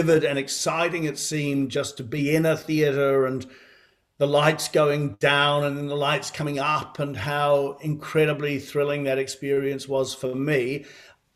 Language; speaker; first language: English; native; English